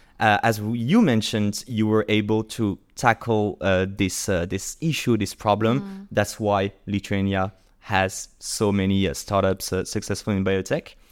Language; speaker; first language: English; non-native, fluent; French